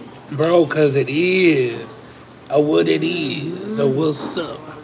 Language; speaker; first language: English; early bilingual, other home language; Spanish